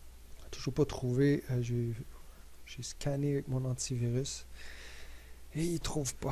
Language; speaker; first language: French; native; French